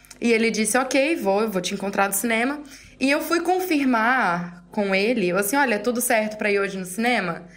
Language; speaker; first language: Portuguese; native; Portuguese